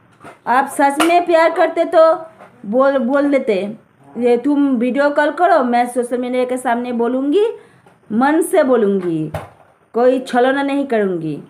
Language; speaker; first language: Hindi; non-native, local second language; Bangla